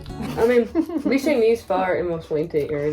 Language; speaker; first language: Irish; non-native, learner; English